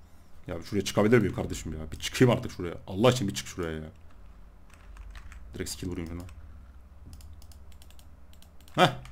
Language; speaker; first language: Turkish; native; Turkish